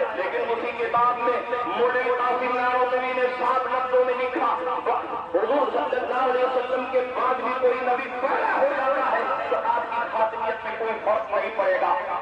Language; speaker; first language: Urdu; native; Urdu